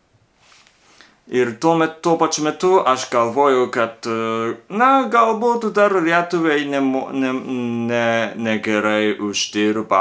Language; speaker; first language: Lithuanian; non-native, learner; Japanese